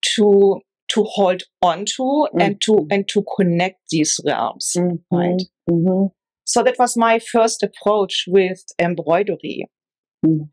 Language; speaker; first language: English; non-native, fluent; German